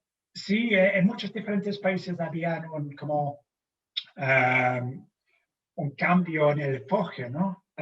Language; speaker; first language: Spanish; non-native, fluent; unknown